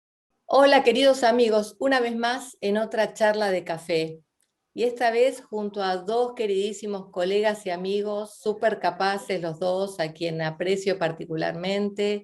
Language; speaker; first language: Spanish; native; Spanish